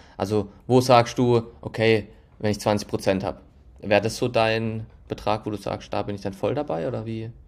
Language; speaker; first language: German; native; German